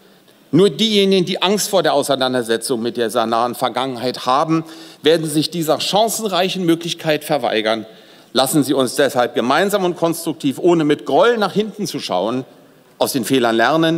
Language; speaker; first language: German; native; German